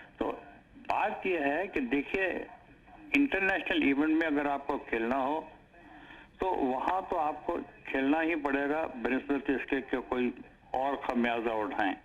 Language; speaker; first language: Hindi; non-native, local second language; Punjabi